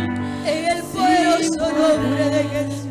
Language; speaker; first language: Spanish; native; Spanish